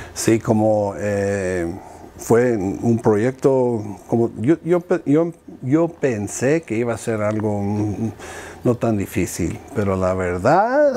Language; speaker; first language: Spanish; early bilingual, heritage; Spanish